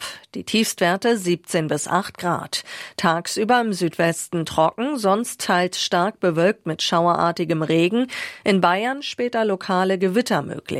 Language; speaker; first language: German; native; German